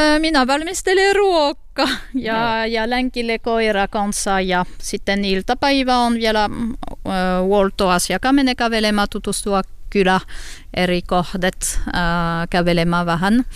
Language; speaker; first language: Finnish; non-native, fluent; French